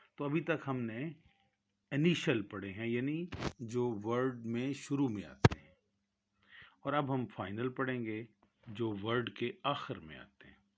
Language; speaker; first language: Urdu; native; Urdu